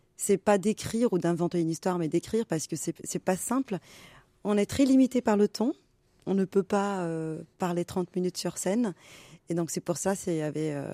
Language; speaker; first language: French; non-native, local second language; Arabic